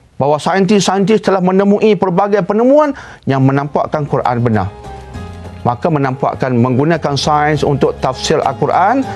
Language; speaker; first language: Malay; native; Malay